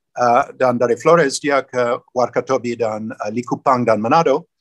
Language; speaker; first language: Indonesian; non-native, fluent; English